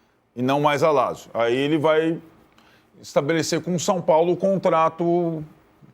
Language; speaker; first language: Portuguese; native; Portuguese